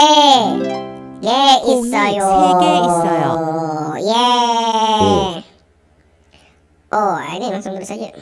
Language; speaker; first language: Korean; non-native, learner; Indonesian